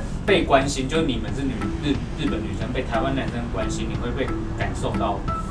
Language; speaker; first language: Chinese; native; Chinese